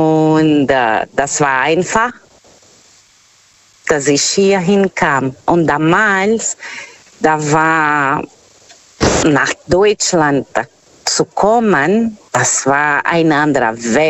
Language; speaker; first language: German; non-native, fluent; Portuguese